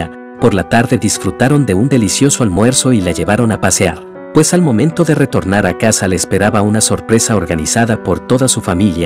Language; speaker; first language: Spanish; native; Spanish